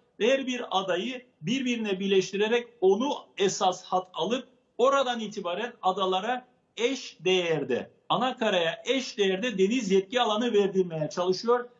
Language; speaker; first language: Turkish; native; Turkish